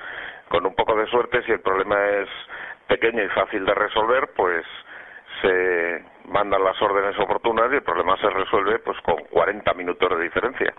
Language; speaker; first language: Spanish; native; Spanish